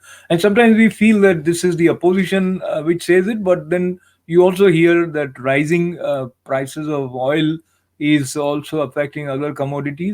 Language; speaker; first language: English; non-native, local second language; Hindi